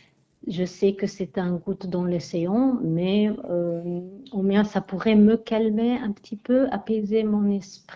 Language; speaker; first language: French; non-native, fluent; Armenian